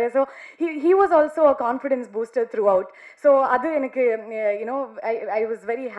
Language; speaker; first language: Tamil; non-native, learner; Kannada